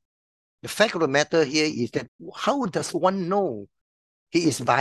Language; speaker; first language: English; non-native, local second language; Min Nan Chinese